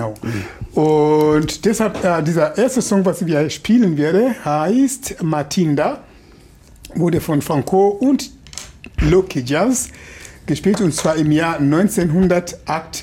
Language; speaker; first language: German; non-native, fluent; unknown